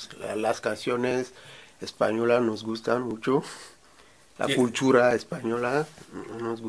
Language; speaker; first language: Spanish; non-native, learner; Ewe